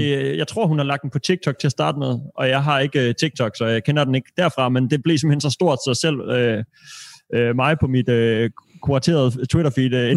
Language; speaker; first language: Danish; native; Danish